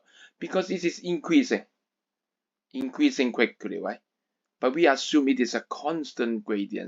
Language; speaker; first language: English; non-native, fluent; Chinese